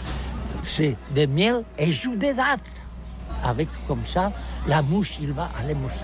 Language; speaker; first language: French; non-native, learner; Catalan